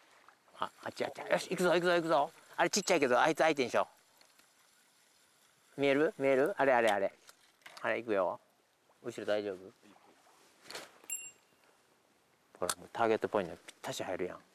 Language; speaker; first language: Japanese; native; Japanese